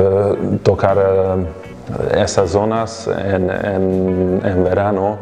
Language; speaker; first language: Spanish; non-native, fluent; Hungarian